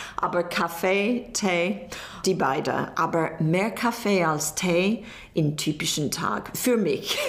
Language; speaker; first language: German; non-native, learner; English